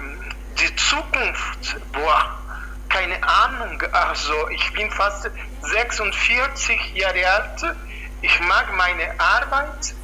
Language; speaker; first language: German; non-native, fluent; Portuguese